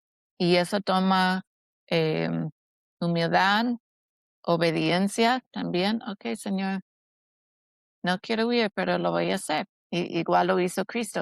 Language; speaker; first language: Spanish; non-native, fluent; English